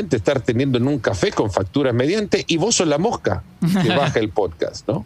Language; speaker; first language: Spanish; native; Spanish